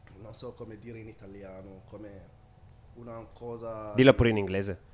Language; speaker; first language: Italian; non-native, learner; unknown